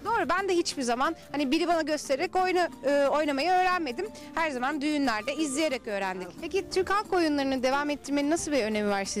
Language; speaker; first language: Turkish; native; Turkish